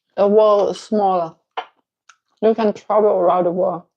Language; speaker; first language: English; non-native, learner; Thai